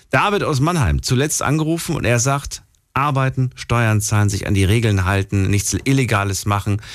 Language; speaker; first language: German; native; German